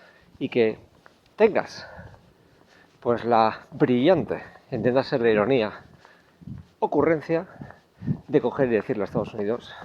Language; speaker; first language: Spanish; native; Spanish